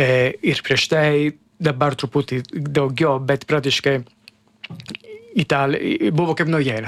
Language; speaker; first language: Lithuanian; non-native, learner; Italian